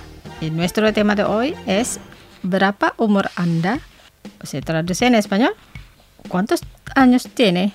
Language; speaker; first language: Spanish; non-native, fluent; Indonesian